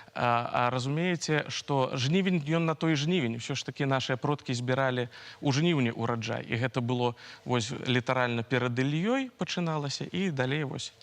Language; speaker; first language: Belarusian; native; Belarusian